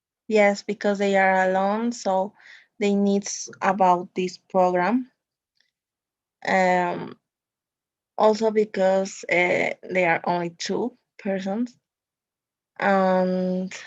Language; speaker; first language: English; non-native, learner; Spanish